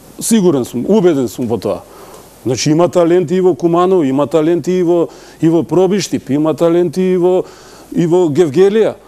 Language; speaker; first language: Macedonian; non-native, local second language; Albanian